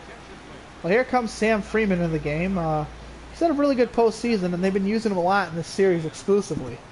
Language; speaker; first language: English; native; English